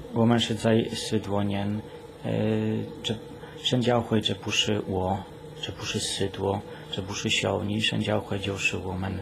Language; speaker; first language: Chinese; non-native, fluent; Polish